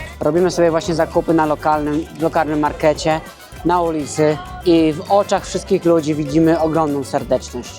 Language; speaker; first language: Polish; native; Polish